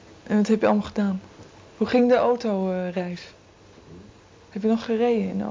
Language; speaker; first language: Dutch; native; Dutch